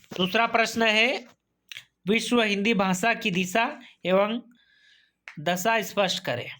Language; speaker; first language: Hindi; native; Hindi